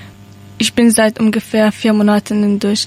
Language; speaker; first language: German; non-native, learner; Persian